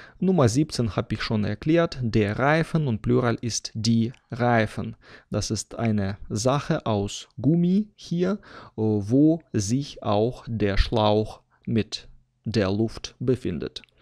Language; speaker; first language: German; non-native, fluent; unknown